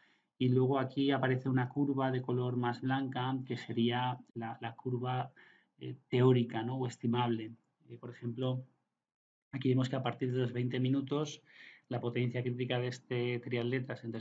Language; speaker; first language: Spanish; native; Spanish